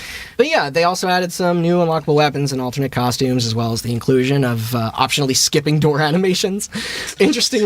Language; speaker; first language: English; native; English